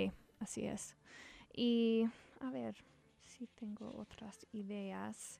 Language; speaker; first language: Spanish; non-native, learner; English